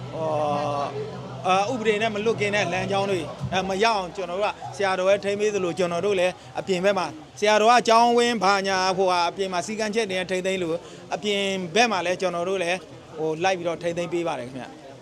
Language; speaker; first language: Burmese; non-native, local second language; Karen languages